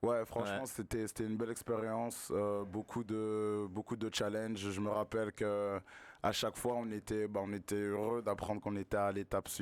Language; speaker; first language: French; native; French